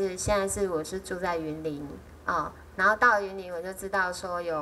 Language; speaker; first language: Chinese; native; Chinese